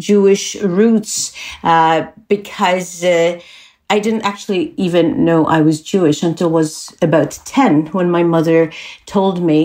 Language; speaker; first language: English; non-native, fluent; Czech